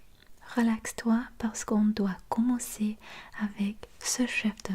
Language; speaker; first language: French; non-native, learner; English